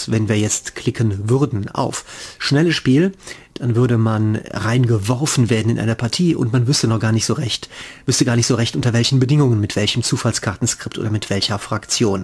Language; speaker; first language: German; native; German